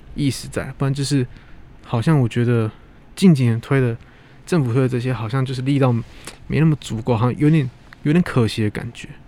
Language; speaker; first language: Chinese; native; Chinese